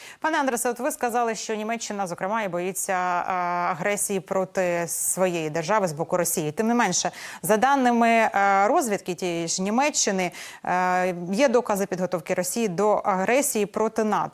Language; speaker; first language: Ukrainian; native; Ukrainian